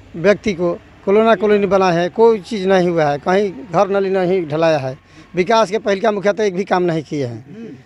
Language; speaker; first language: Hindi; native; Hindi